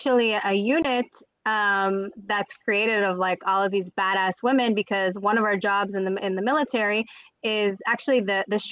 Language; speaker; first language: English; native; English